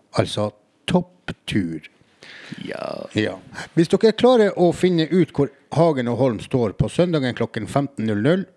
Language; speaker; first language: Norwegian; native; Norwegian